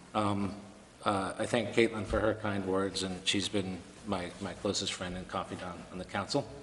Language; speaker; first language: English; native; English